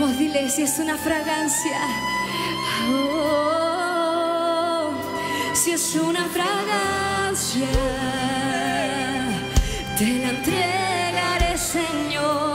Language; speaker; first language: Spanish; native; Spanish